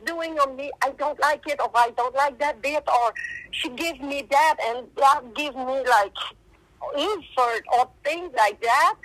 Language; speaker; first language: English; non-native, fluent; French